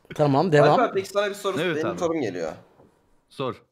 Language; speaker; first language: Turkish; native; Turkish